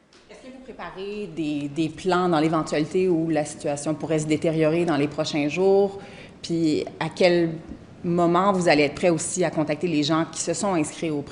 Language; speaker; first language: French; native; French